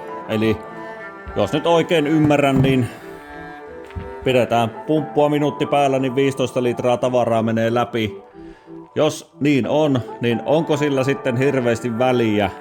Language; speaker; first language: Finnish; native; Finnish